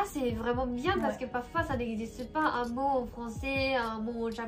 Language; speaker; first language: French; non-native, fluent; Japanese